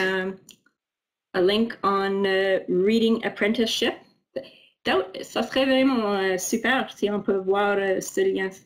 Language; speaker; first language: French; non-native, fluent; English